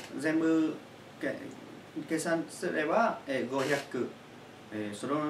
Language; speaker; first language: Japanese; non-native, learner; Chinese